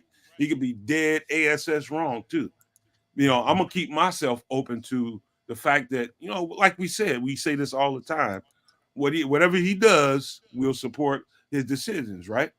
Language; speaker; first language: English; native; English